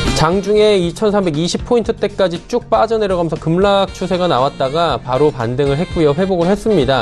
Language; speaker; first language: Korean; native; Korean